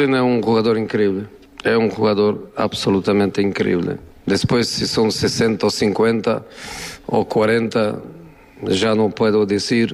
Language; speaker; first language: Spanish; non-native, fluent; Portuguese